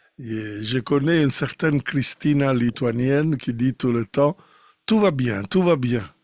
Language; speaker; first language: French; non-native, fluent; Italian